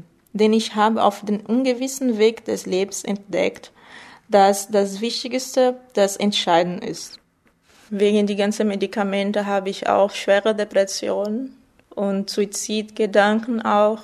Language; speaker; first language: German; non-native, fluent; Portuguese